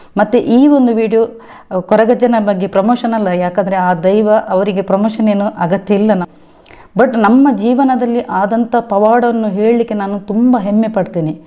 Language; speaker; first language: Kannada; non-native, local second language; Tulu